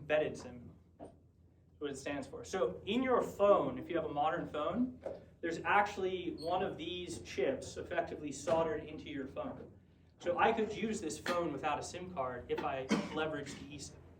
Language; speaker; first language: English; native; English